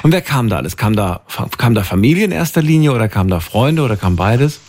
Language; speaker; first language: German; native; German